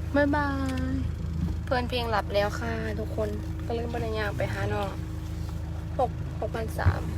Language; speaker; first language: Thai; native; Thai